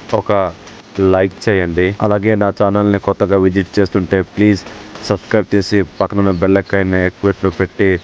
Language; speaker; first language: Telugu; non-native, local second language; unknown